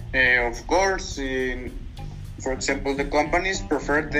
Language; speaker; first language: English; non-native, learner; Spanish